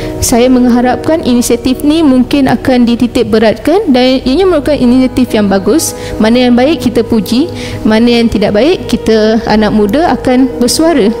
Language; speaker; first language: Malay; non-native, local second language; Tamil